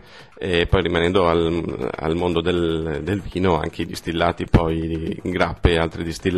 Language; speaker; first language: Italian; native; Italian